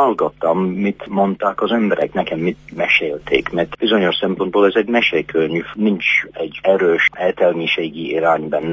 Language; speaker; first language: Hungarian; non-native, fluent; English